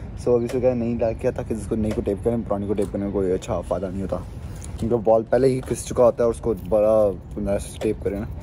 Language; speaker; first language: Urdu; native; Urdu